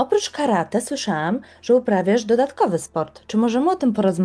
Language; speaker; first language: Polish; native; Polish